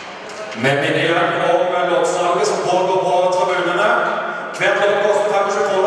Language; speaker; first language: Norwegian; native; Norwegian